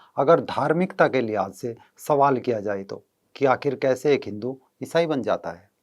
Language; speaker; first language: Hindi; native; Hindi